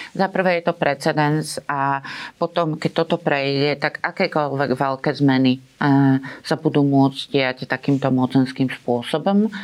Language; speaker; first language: Slovak; native; Slovak